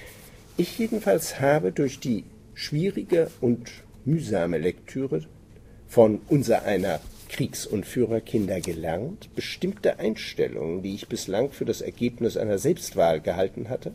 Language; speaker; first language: German; native; German